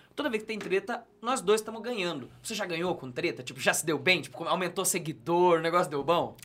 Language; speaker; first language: Portuguese; native; Portuguese